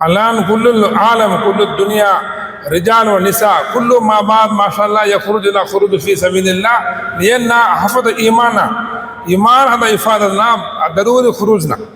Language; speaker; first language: Arabic; non-native, learner; Indonesian